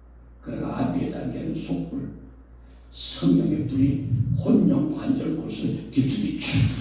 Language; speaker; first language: Korean; native; Korean